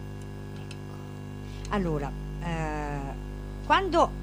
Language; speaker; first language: Italian; non-native, learner; Japanese